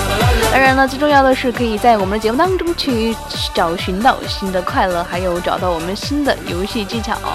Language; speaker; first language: Chinese; native; Chinese